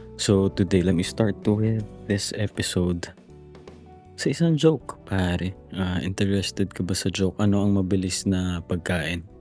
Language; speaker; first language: Filipino; native; Filipino